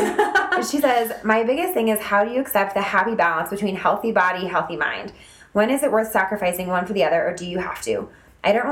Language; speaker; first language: English; native; English